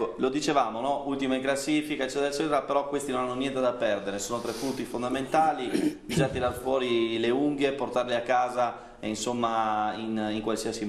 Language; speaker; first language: Italian; native; Italian